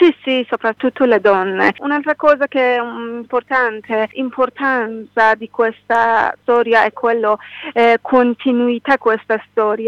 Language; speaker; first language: Italian; non-native, learner; Persian